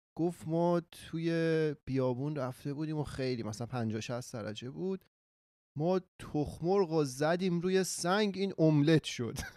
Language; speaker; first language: Persian; native; Persian